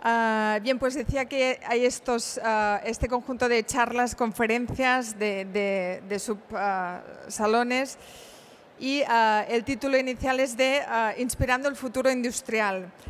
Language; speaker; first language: Spanish; non-native, local second language; Catalan